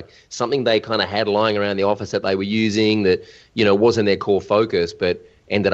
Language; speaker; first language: English; native; English